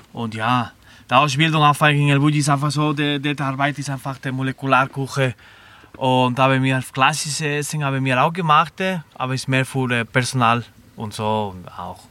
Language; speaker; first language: German; non-native, learner; Spanish